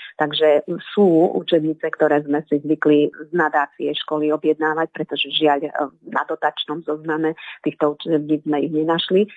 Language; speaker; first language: Slovak; native; Slovak